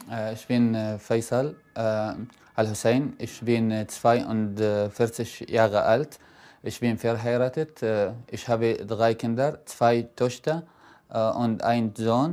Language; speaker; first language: German; non-native, learner; Arabic